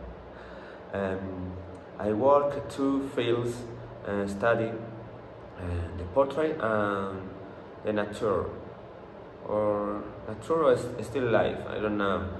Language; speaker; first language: English; non-native, learner; Spanish